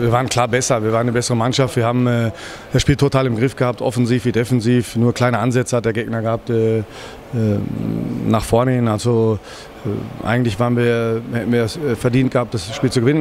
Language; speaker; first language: German; native; German